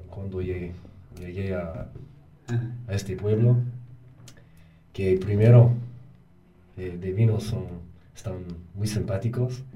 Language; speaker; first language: Spanish; non-native, learner; English